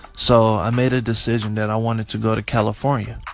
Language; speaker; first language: English; native; English